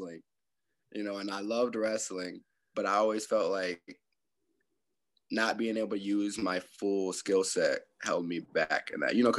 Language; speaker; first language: English; native; English